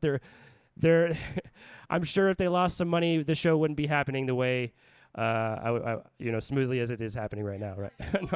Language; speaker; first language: English; native; English